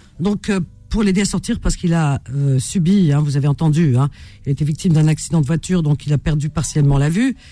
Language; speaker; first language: French; native; French